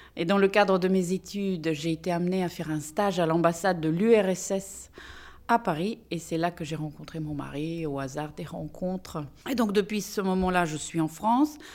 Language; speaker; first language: French; non-native, fluent; Russian